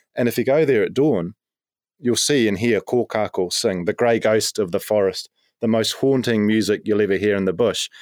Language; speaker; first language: English; native; English